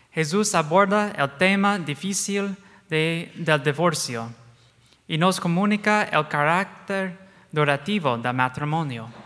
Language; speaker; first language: Spanish; non-native, fluent; English